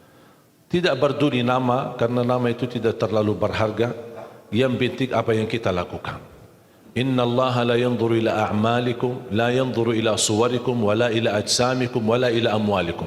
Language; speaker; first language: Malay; non-native, fluent; Arabic